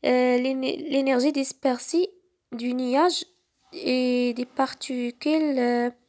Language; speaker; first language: French; non-native, local second language; Arabic